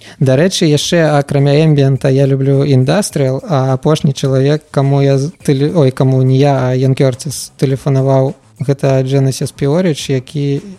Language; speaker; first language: Belarusian; non-native, local second language; Russian